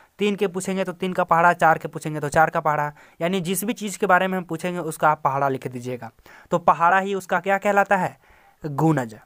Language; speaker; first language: Hindi; native; Hindi